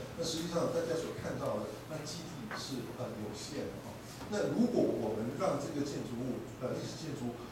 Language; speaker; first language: Chinese; native; Chinese